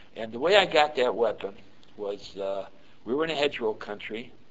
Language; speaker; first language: English; early bilingual, other home language; Yiddish